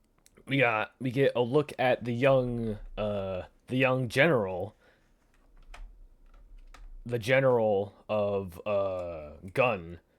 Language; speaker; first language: English; native; English